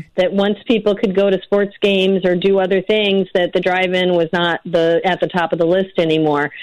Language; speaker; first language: English; native; English